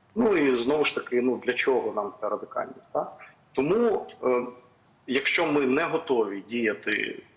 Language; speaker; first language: Ukrainian; non-native, local second language; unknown